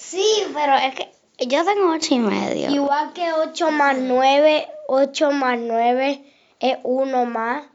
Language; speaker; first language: Spanish; early bilingual, other home language; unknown